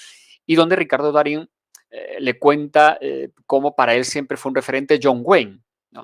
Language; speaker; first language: Spanish; native; Spanish